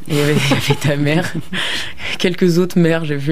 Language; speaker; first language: French; native; French